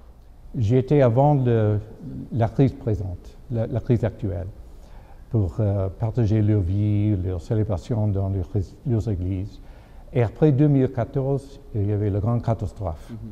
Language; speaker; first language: French; non-native, fluent; English